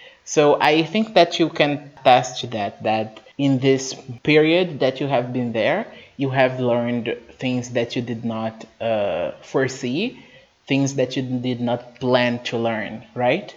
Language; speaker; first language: English; non-native, fluent; Portuguese